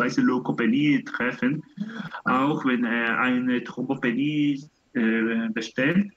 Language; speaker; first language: German; non-native, learner; Spanish